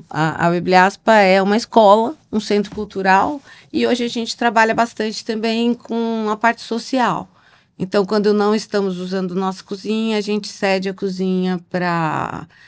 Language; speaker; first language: Portuguese; native; Portuguese